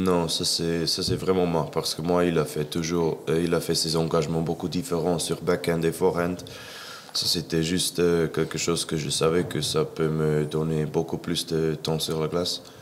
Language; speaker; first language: French; non-native, fluent; English